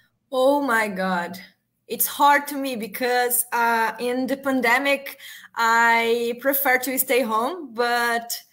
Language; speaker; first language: English; non-native, learner; Portuguese